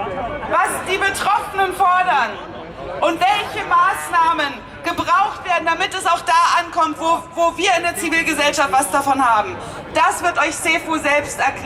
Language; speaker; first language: German; native; German